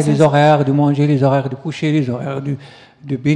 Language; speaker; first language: French; non-native, local second language; Arabic